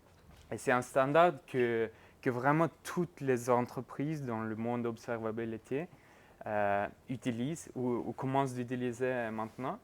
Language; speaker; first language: French; non-native, fluent; Norwegian